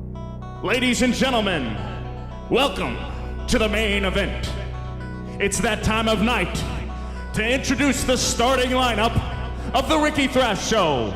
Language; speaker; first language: English; native; English